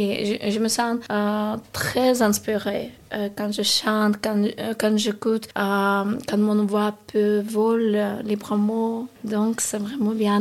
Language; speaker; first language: French; non-native, learner; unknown